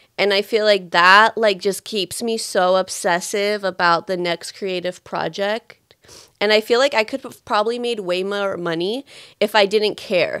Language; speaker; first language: English; early bilingual, other home language; Spanish